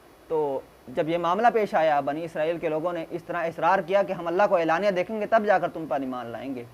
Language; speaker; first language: Urdu; native; Urdu